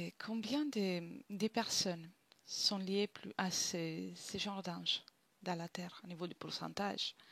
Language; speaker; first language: French; non-native, fluent; Italian